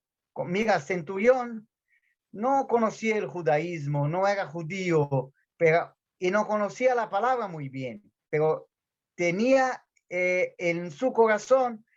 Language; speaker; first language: Spanish; non-native, fluent; Portuguese